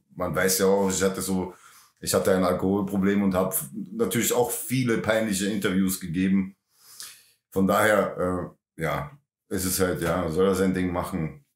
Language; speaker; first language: German; native; German